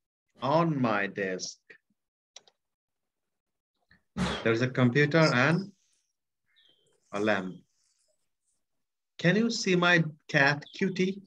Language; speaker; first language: English; non-native, fluent; Bangla